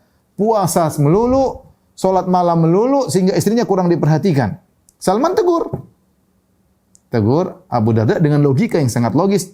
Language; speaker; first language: Indonesian; native; Indonesian